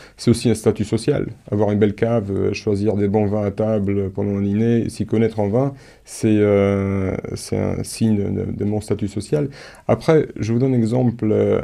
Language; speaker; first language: French; non-native, fluent; Romanian